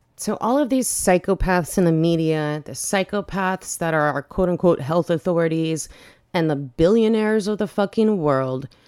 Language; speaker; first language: English; native; English